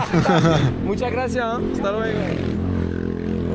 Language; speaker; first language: Spanish; non-native, learner; French